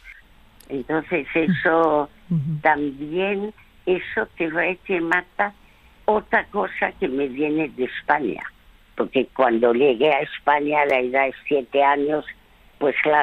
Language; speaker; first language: Spanish; early bilingual, other home language; French